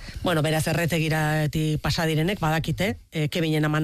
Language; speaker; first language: Basque; native; Basque